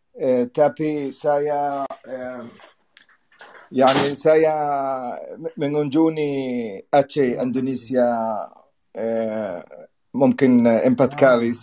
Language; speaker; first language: Indonesian; non-native, learner; Arabic